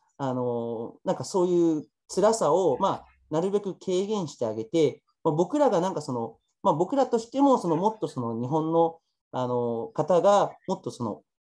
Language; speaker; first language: Japanese; early bilingual, other home language; Chinese